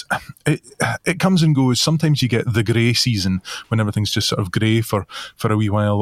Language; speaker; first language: English; native; English